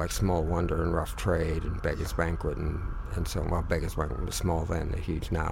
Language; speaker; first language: English; native; English